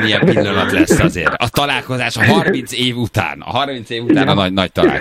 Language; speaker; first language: Hungarian; native; Hungarian